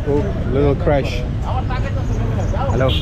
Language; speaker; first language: English; non-native, fluent; Azerbaijani